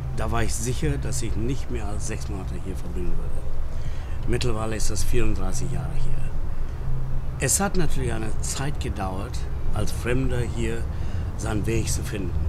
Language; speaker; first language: German; non-native, fluent; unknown